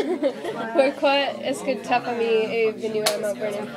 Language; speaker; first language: French; non-native, learner; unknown